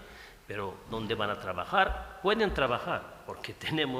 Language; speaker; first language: Spanish; non-native, fluent; Arabic